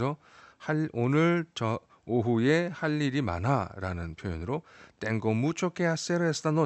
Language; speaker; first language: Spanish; non-native, fluent; Korean